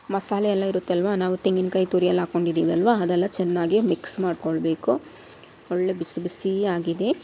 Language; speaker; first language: Kannada; non-native, local second language; Kodava